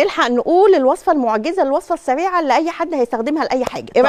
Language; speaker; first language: Arabic; native; Arabic